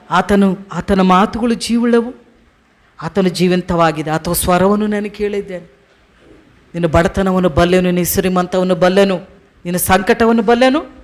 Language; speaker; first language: Kannada; non-native, local second language; Telugu